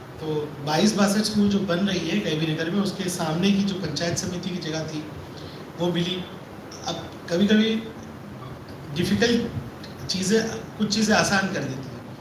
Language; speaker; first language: Urdu; non-native, local second language; Marathi